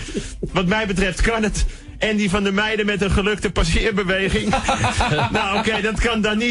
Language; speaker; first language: Dutch; native; Dutch